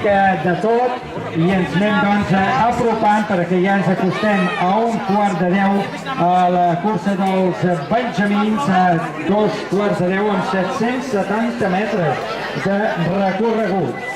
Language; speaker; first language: Catalan; native; Catalan